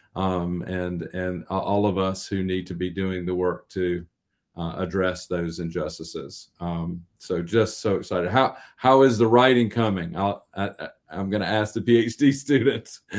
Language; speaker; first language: English; native; English